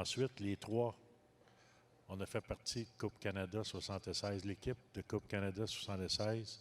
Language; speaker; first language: French; native; French